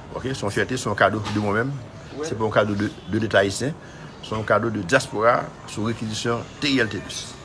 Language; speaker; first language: Haitian Creole; native; Haitian Creole